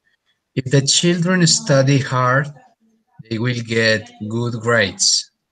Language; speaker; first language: English; non-native, learner; Spanish